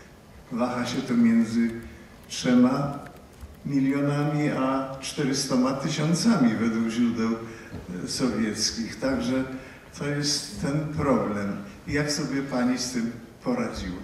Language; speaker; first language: Polish; native; Polish